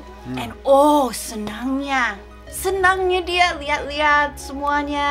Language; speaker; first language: Indonesian; non-native, fluent; English